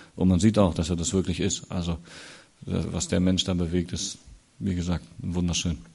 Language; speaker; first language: German; native; German